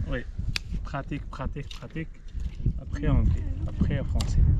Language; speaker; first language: French; non-native, learner; Arabic